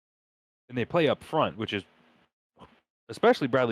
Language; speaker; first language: English; native; English